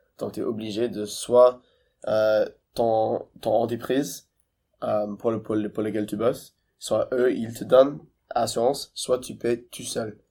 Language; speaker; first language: French; non-native, fluent; English